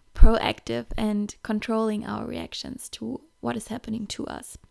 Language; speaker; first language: English; non-native, fluent; German